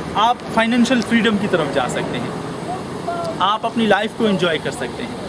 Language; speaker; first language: Urdu; non-native, local second language; Pashto